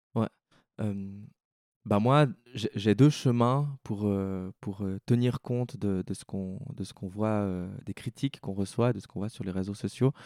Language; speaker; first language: French; native; French